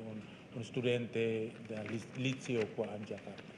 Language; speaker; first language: Italian; non-native, learner; Indonesian